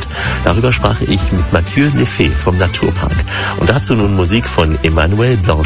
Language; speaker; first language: German; native; German